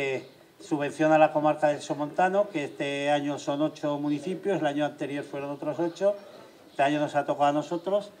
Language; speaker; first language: Spanish; native; Spanish